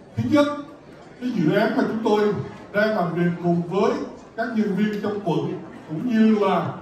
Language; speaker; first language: Vietnamese; early bilingual, heritage; Vietnamese